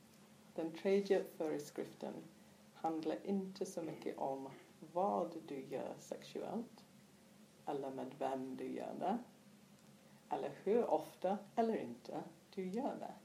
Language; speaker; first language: Swedish; non-native, fluent; English